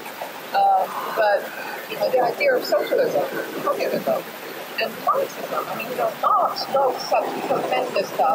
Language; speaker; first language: English; non-native, local second language; Cantonese